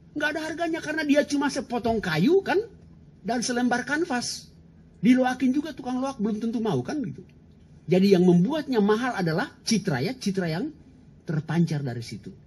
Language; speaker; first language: Indonesian; native; Indonesian